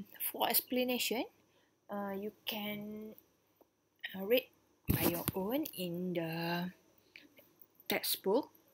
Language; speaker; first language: English; non-native, local second language; Malay